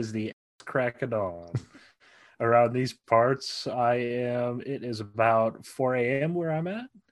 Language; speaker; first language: English; native; English